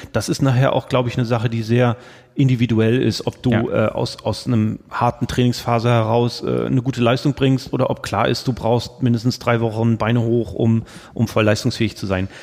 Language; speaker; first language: German; native; German